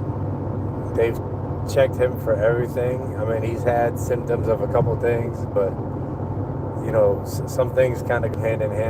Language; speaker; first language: English; native; English